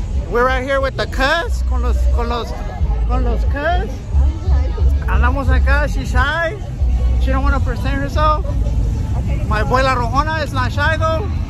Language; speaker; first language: English; early bilingual, other home language; Spanish